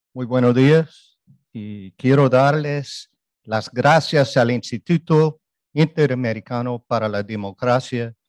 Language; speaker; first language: Spanish; non-native, learner; English